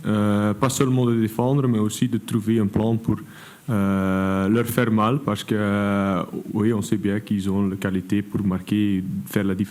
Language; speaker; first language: French; non-native, local second language; Dutch